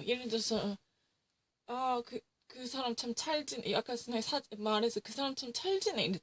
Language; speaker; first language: Korean; early bilingual, heritage; English